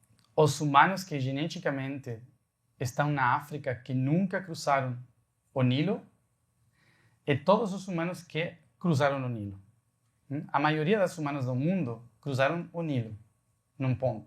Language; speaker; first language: Portuguese; non-native, fluent; Spanish